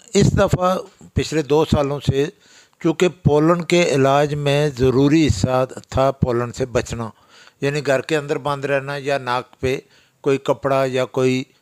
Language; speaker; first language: Urdu; non-native, local second language; Pahari-Potwari